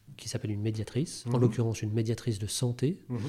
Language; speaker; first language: French; native; French